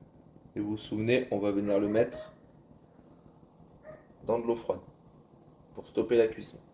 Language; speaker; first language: French; native; French